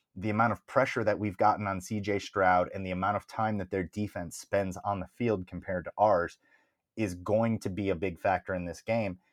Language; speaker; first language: English; native; English